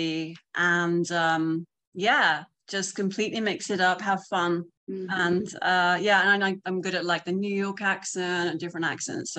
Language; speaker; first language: English; native; English